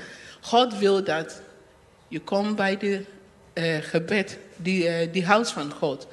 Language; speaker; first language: Dutch; non-native, learner; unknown